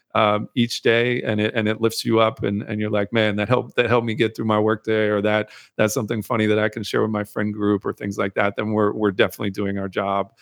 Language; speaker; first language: English; native; English